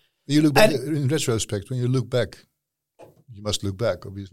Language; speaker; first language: English; non-native, fluent; Dutch